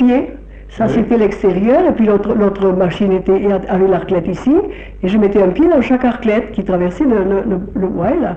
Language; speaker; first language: French; native; French